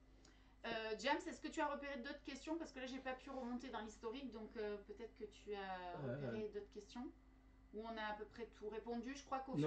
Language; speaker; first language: French; native; French